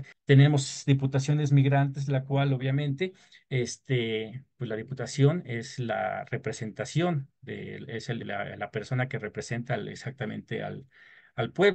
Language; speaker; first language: Spanish; native; Spanish